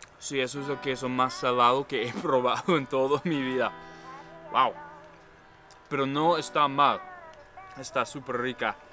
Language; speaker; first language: Spanish; non-native, fluent; English